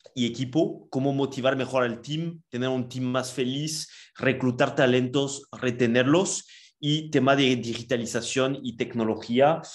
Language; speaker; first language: Spanish; non-native, fluent; French